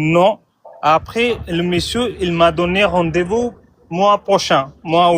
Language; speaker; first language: French; non-native, learner; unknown